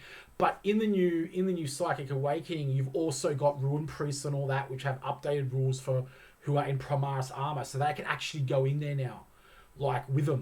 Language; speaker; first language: English; native; English